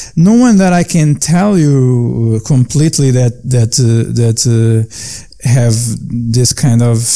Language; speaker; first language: English; non-native, learner; Portuguese